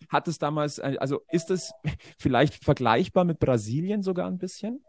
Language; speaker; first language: German; native; German